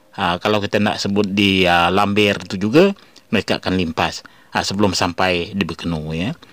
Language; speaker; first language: Malay; non-native, local second language; Iban